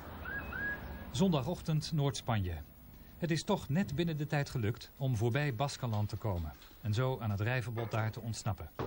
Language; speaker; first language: Dutch; native; Dutch